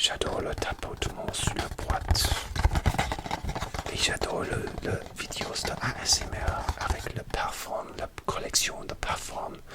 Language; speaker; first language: French; non-native, learner; English